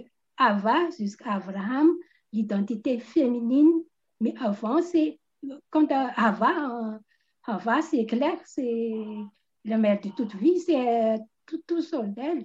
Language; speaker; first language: French; non-native, local second language; Malagasy